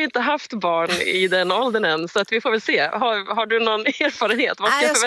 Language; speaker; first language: Swedish; native; Swedish